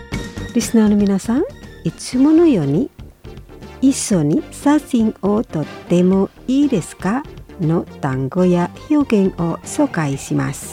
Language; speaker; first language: Japanese; non-native, fluent; Indonesian